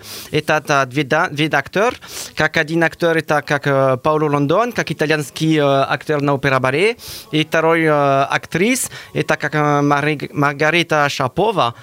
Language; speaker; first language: Russian; non-native, learner; French